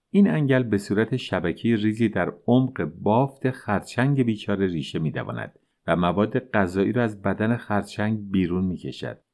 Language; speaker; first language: Persian; native; Persian